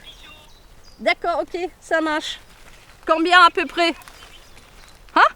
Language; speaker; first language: French; non-native, fluent; German